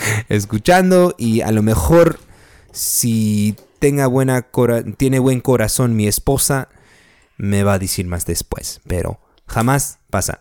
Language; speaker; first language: Spanish; early bilingual, other home language; English